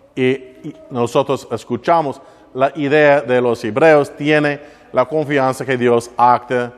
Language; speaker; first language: Spanish; non-native, learner; English